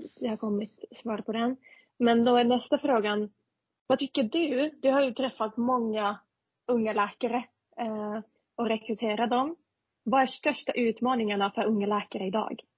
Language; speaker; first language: Swedish; non-native, fluent; Finnish